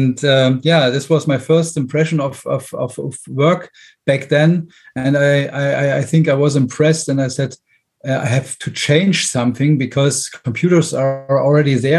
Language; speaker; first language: English; non-native, fluent; German